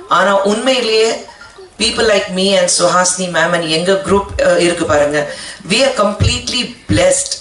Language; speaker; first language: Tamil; non-native, fluent; Hindi